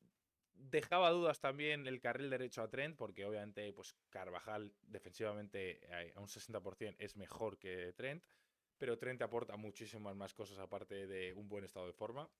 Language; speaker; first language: Spanish; native; Spanish